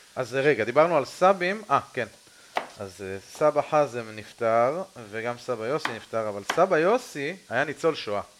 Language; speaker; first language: Hebrew; native; Hebrew